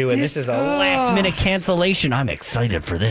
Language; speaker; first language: English; native; English